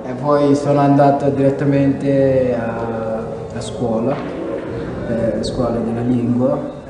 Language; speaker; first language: Italian; non-native, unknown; Wolof